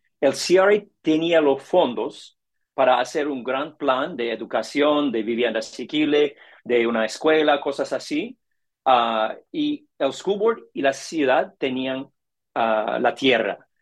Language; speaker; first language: Spanish; non-native, learner; English